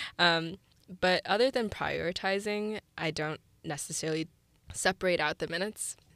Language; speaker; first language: English; early bilingual, other home language; Chinese